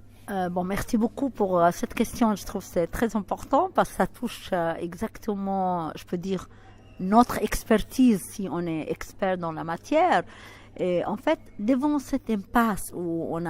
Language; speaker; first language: French; non-native, fluent; Arabic